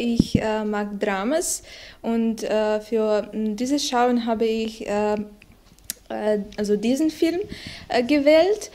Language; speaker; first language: German; non-native, learner; Ukrainian